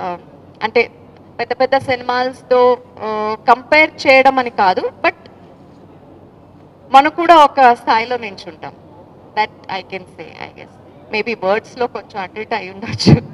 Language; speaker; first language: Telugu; non-native, fluent; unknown